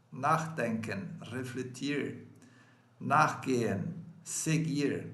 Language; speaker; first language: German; non-native, fluent; Portuguese